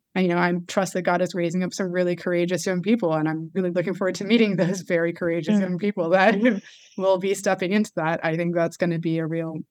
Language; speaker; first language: English; native; English